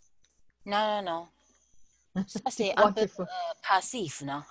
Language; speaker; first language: French; non-native, learner; Chinese